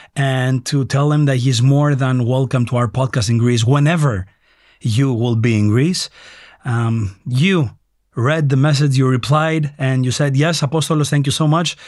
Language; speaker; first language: English; non-native, fluent; Greek